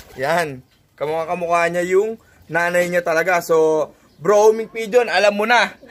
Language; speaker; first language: Filipino; native; Filipino